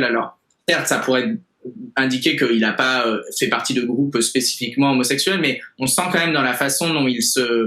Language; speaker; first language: French; native; French